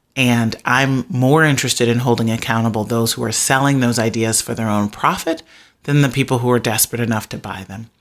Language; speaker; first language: English; native; English